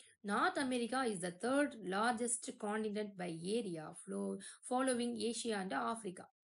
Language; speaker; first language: English; non-native, local second language; Tamil